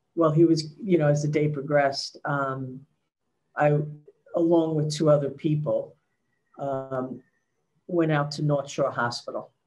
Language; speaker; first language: English; native; English